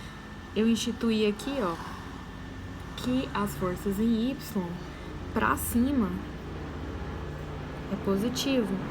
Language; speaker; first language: Portuguese; native; Portuguese